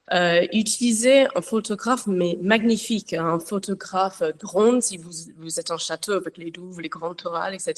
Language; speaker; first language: French; non-native, learner; English